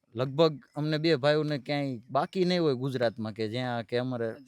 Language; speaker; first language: Gujarati; native; Gujarati